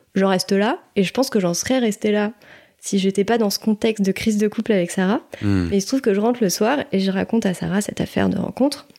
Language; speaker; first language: French; native; French